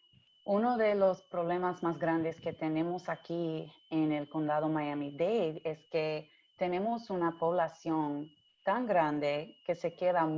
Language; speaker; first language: Spanish; early bilingual, heritage; English